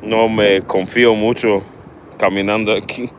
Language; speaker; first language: Spanish; early bilingual, heritage; Spanish